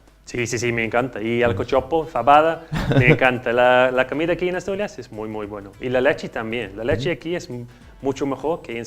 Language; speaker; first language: Spanish; non-native, learner; English